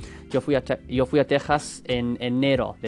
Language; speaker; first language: Spanish; non-native, fluent; English